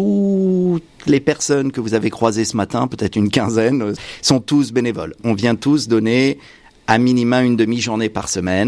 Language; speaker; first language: French; native; French